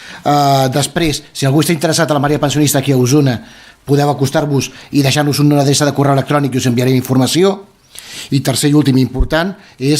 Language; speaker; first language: Catalan; native; Catalan